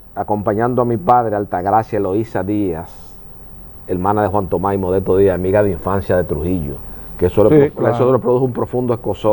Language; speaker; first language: Spanish; native; Spanish